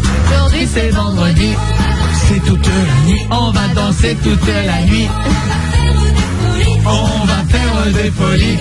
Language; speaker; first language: French; native; French